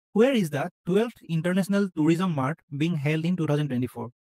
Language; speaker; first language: English; non-native, local second language; Assamese